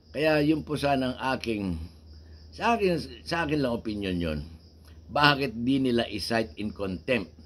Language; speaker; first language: Filipino; native; Filipino